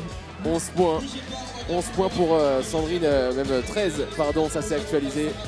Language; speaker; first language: French; native; French